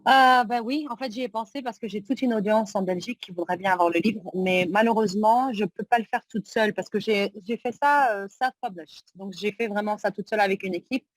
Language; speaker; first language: French; early bilingual, other home language; Arabic